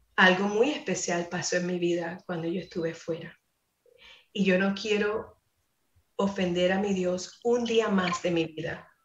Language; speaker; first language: Spanish; non-native, fluent; English